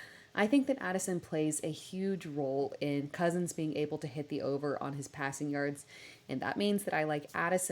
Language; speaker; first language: English; native; English